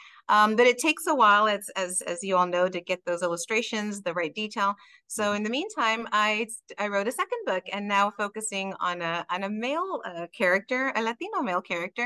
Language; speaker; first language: English; early bilingual, other home language; Spanish